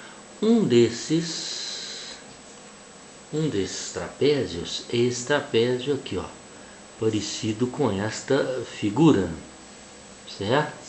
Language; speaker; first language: Portuguese; native; Portuguese